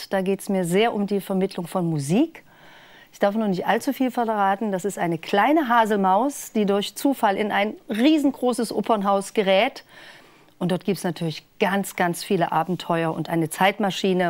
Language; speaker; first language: German; native; German